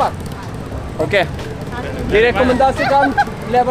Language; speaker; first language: Indonesian; non-native, fluent; Norwegian